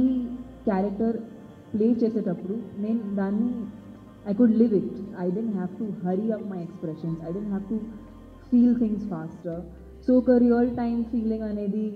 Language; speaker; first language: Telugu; non-native, fluent; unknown